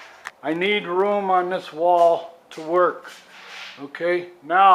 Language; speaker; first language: English; native; English